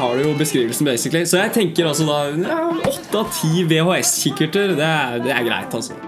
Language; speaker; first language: Norwegian; native; Norwegian